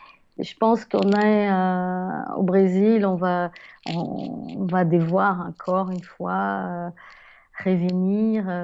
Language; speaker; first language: French; non-native, fluent; Portuguese